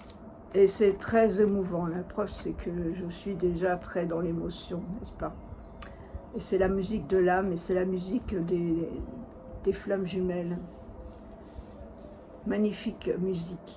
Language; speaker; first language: French; native; French